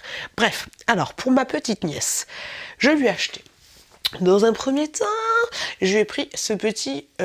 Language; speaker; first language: French; native; French